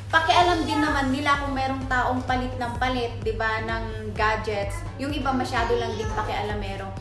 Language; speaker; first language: Filipino; native; Filipino